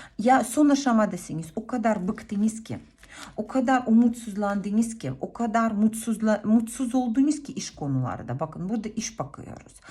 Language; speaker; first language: Turkish; non-native, fluent; Russian